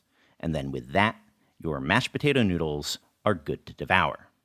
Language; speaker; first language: English; native; English